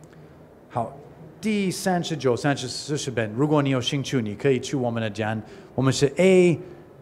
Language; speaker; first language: Chinese; non-native, learner; English